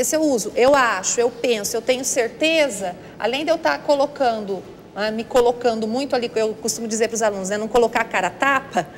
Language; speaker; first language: Portuguese; native; Portuguese